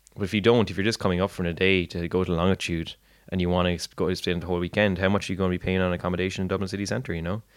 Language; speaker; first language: English; native; English